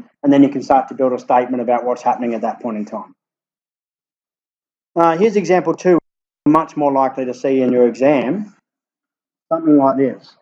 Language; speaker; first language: English; native; English